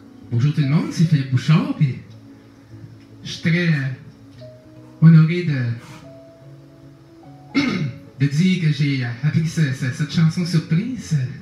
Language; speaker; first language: French; native; French